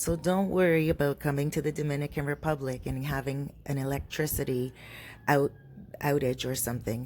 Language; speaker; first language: English; native; English